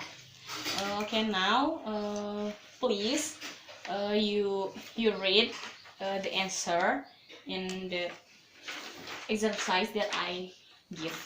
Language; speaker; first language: English; non-native, learner; Indonesian